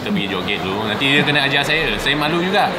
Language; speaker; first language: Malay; non-native, local second language; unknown